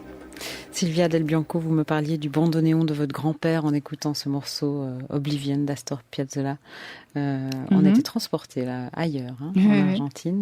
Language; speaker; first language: French; native; French